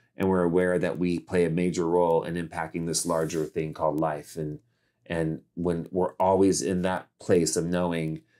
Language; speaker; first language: English; native; English